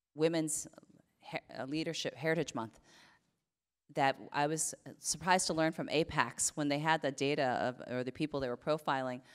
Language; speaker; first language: English; native; English